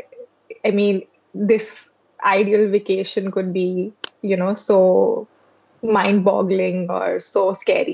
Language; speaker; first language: English; non-native, local second language; Hindi